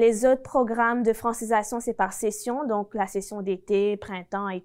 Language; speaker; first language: French; native; French